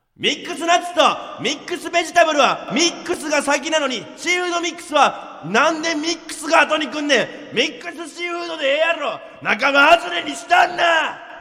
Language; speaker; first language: Japanese; native; Japanese